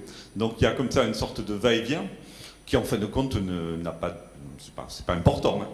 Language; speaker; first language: French; native; French